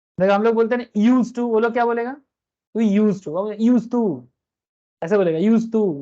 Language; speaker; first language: Hindi; non-native, local second language; Bangla